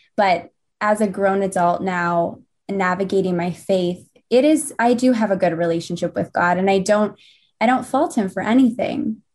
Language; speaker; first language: English; native; English